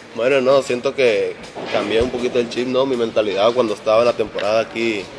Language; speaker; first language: Spanish; native; Spanish